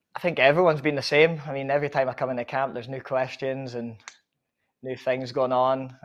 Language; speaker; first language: English; native; English